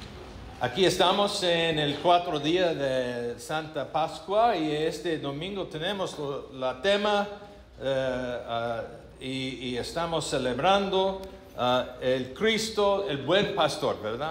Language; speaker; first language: Spanish; non-native, learner; English